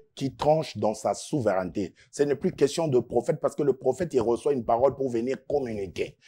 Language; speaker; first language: French; non-native, local second language; Lingala